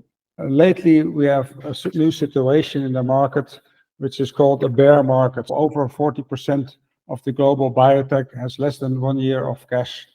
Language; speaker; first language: English; non-native, fluent; Dutch